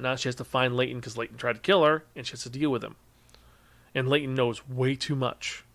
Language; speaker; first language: English; native; English